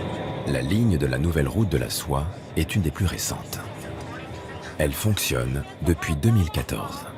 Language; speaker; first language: French; native; French